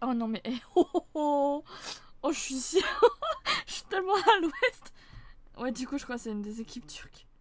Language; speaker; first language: French; native; French